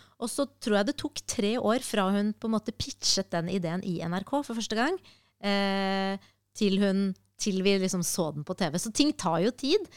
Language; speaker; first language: Norwegian; early bilingual, other home language; Arabic